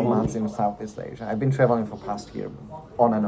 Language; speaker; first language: English; non-native, fluent; Slovak